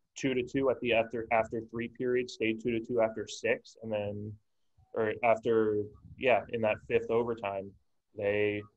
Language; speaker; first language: English; native; English